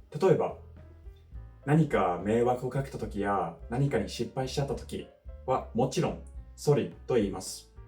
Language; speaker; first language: Japanese; non-native, fluent; English